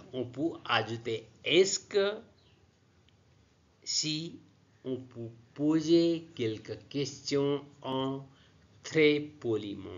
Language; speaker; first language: French; non-native, learner; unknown